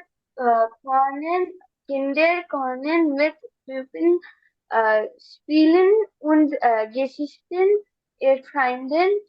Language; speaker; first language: German; non-native, learner; Hindi